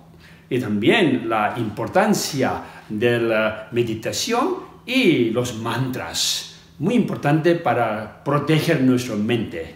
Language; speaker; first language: Spanish; non-native, fluent; Tibetan